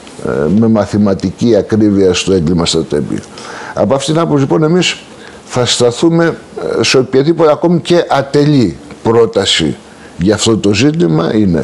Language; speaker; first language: Greek; native; Greek